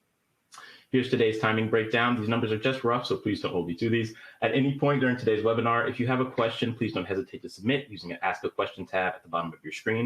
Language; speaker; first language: English; native; English